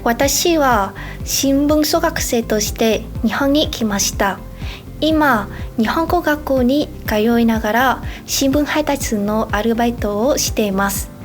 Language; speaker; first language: Japanese; non-native, learner; Vietnamese